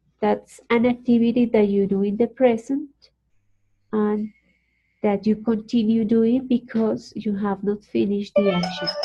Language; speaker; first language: English; non-native, fluent; Spanish